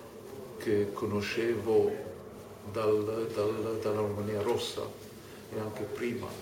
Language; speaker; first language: Italian; non-native, fluent; German